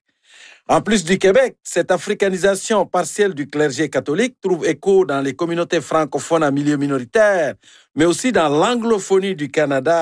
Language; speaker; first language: French; native; French